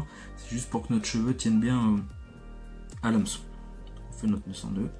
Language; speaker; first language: French; native; French